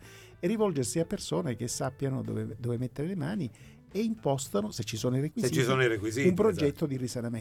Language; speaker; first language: Italian; native; Italian